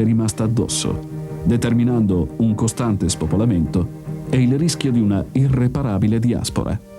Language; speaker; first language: Italian; native; Italian